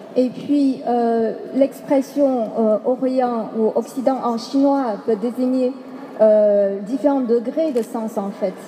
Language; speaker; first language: French; non-native, fluent; Chinese